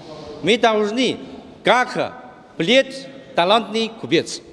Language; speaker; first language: Russian; non-native, learner; Chinese